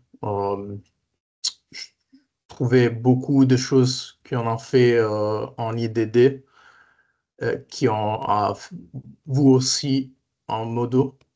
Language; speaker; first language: French; non-native, fluent; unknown